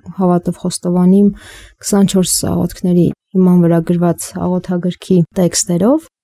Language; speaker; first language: Armenian; native; Armenian